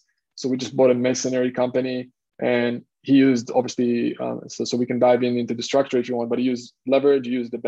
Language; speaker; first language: English; non-native, fluent; Hebrew